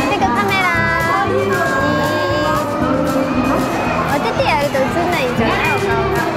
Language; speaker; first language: Japanese; native; Japanese